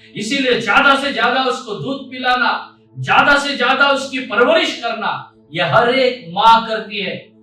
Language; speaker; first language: Hindi; non-native, local second language; Marathi